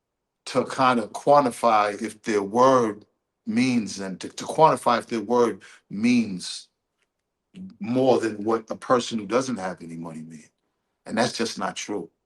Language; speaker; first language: English; native; English